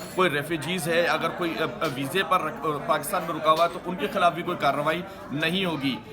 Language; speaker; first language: Urdu; native; Urdu